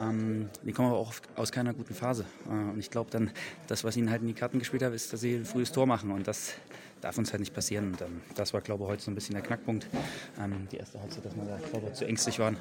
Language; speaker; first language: German; native; German